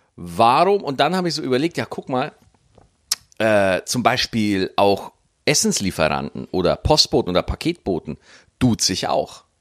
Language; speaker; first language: German; native; German